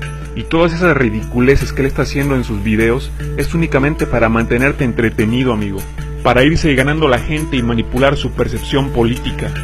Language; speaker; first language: Spanish; native; Spanish